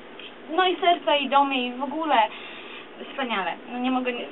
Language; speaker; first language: Polish; early bilingual, other home language; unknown